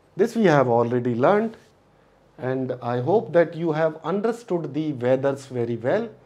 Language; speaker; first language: English; non-native, local second language; Hindi